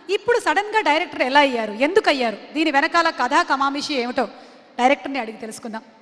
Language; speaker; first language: Telugu; native; Telugu